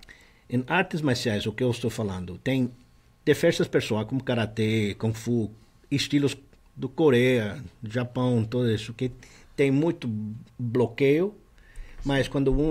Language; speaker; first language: Portuguese; non-native, learner; Spanish